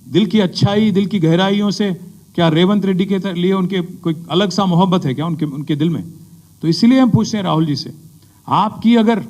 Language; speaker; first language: Hindi; non-native, local second language; Telugu